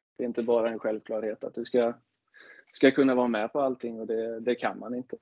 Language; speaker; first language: Swedish; native; Swedish